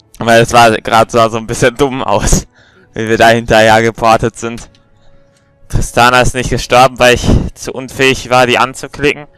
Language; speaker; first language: German; native; German